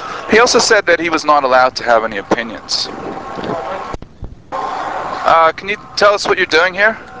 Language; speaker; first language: English; native; English